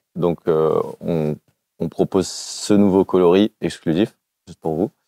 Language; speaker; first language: French; native; French